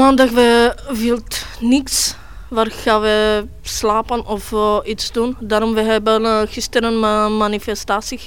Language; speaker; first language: Dutch; non-native, learner; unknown